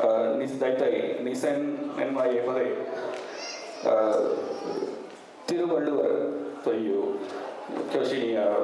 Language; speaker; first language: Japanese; non-native, fluent; Tamil